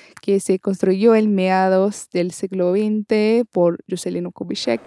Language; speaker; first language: Spanish; non-native, learner; Portuguese